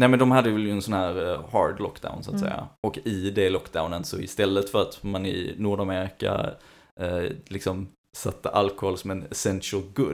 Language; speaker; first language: Swedish; native; Swedish